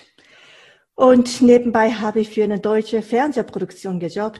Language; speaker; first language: German; non-native, fluent; Japanese